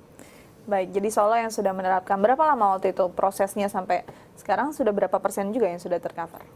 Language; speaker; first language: Indonesian; native; Indonesian